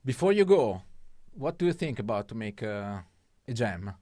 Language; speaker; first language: English; non-native, learner; Italian